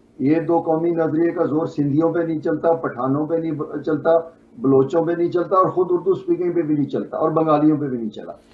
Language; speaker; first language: Urdu; non-native, local second language; Punjabi